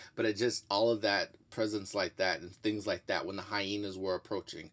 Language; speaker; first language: English; native; English